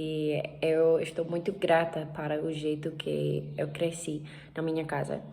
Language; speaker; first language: Portuguese; non-native, learner; English